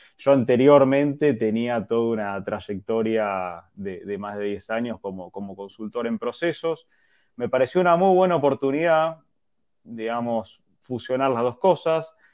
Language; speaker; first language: Spanish; native; Spanish